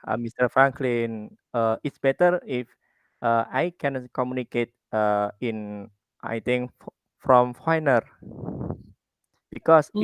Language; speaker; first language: English; non-native, learner; Indonesian